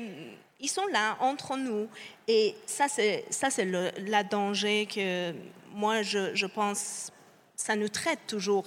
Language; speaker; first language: French; non-native, fluent; Persian